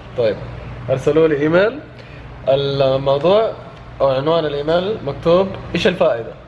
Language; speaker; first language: Arabic; native; Arabic